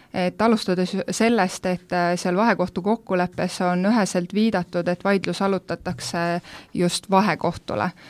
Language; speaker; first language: Estonian; native; Estonian